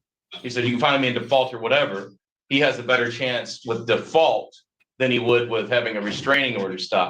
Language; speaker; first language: English; native; English